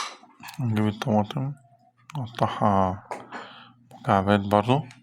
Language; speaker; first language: Arabic; native; Arabic